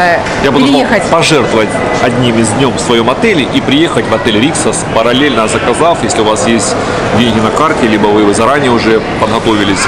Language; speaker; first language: Russian; native; Russian